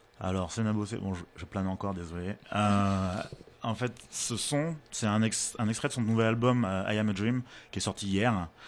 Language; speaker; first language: French; native; French